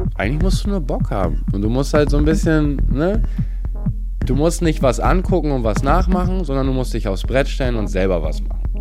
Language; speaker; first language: German; native; German